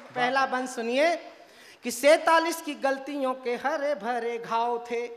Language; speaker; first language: Hindi; native; Hindi